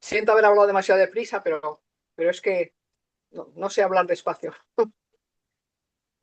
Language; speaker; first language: Spanish; native; Spanish